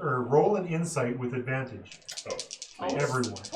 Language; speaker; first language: English; native; English